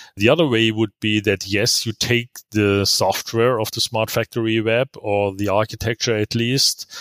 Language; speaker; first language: English; non-native, fluent; German